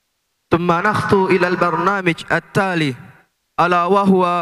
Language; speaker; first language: Arabic; non-native, learner; Indonesian